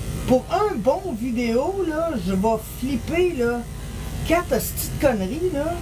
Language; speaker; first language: French; native; French